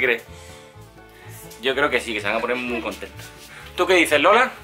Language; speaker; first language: Spanish; native; Spanish